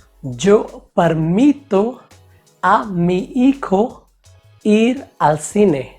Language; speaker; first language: Spanish; non-native, fluent; Hindi